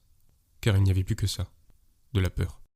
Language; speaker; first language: French; native; French